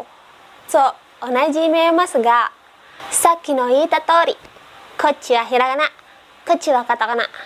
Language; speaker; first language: Japanese; non-native, learner; Indonesian